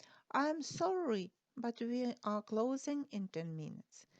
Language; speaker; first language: English; non-native, fluent; Ukrainian